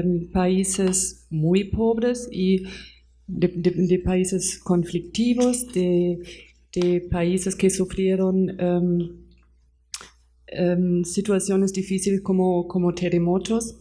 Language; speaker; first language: Spanish; non-native, fluent; German